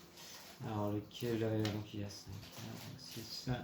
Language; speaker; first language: French; native; French